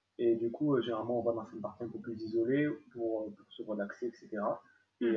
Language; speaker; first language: French; native; French